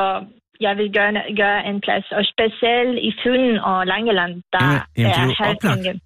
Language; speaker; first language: Danish; non-native, learner; Lithuanian